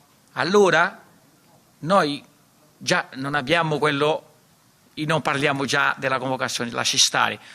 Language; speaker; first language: Italian; non-native, fluent; Portuguese